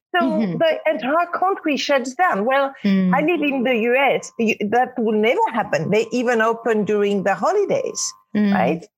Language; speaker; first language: English; non-native, fluent; Arabic